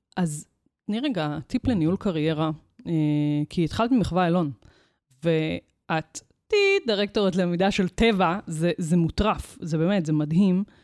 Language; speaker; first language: Hebrew; native; Hebrew